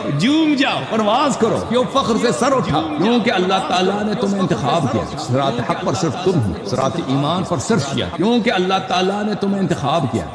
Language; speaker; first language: Urdu; non-native, fluent; Persian